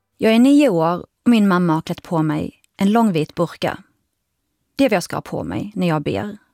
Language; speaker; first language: Swedish; early bilingual, other home language; Arabic